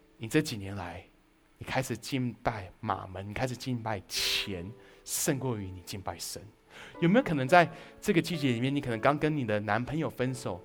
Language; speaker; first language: Chinese; early bilingual, heritage; Chinese